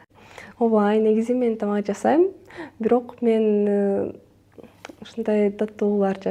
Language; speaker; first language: Kyrgyz; non-native, local second language; Russian